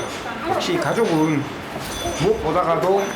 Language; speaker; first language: Korean; native; Korean